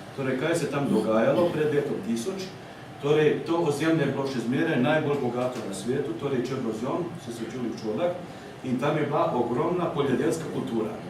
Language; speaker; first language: Slovenian; non-native, fluent; Ukrainian